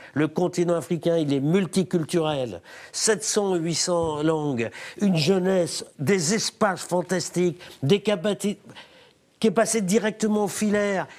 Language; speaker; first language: French; native; French